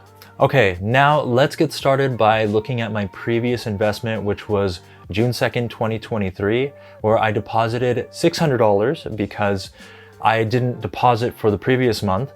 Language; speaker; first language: English; native; English